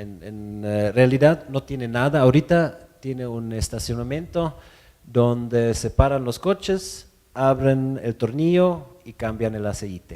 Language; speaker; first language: Spanish; non-native, fluent; German